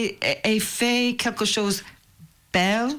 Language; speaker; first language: French; non-native, learner; English